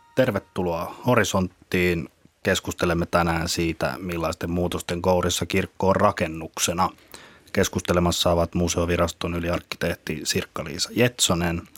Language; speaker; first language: Finnish; native; Finnish